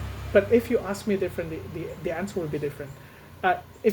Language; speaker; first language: English; non-native, fluent; Indonesian